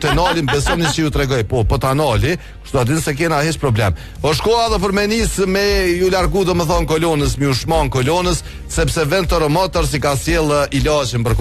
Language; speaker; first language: Albanian; native; Albanian